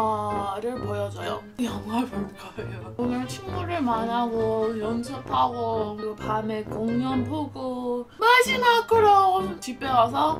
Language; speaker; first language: Korean; non-native, learner; English